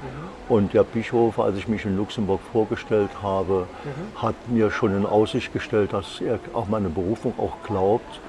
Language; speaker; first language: German; native; German